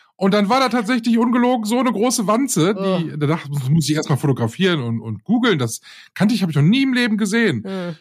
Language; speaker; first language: German; native; German